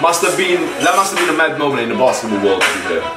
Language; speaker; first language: English; native; English